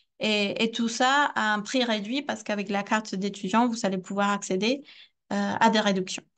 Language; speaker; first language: French; non-native, fluent; Spanish